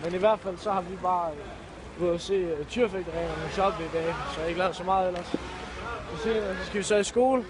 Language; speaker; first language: Danish; native; Danish